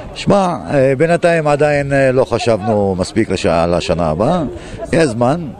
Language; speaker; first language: Hebrew; non-native, local second language; Arabic